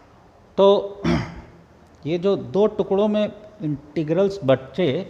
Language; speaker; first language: Hindi; native; Hindi